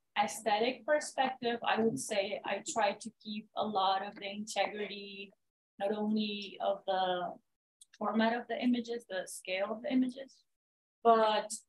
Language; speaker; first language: English; non-native, fluent; Spanish